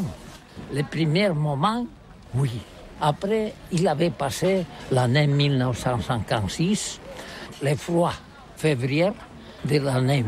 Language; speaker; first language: French; non-native, learner; Catalan